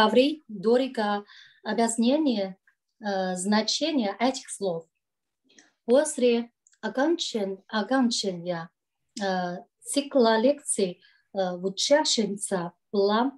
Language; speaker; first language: Russian; non-native, learner; Chinese